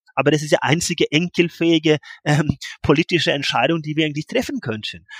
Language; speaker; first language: German; non-native, fluent; Norwegian